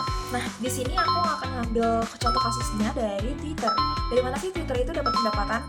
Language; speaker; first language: Indonesian; native; Indonesian